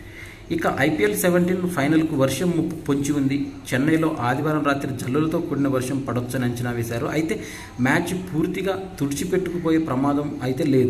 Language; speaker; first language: Telugu; native; Telugu